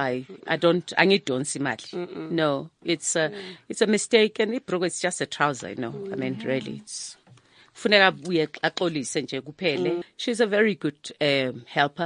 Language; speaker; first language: English; non-native, local second language; Zulu